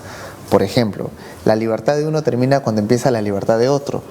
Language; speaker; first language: Spanish; native; Spanish